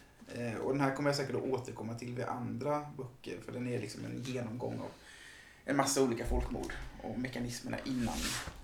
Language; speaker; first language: Swedish; native; Swedish